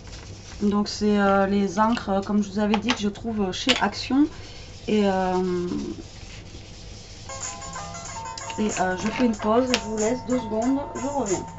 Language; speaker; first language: French; native; French